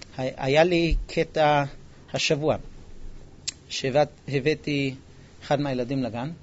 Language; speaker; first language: Hebrew; non-native, fluent; English